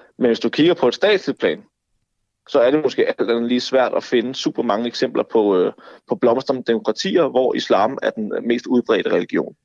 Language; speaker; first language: Danish; native; Danish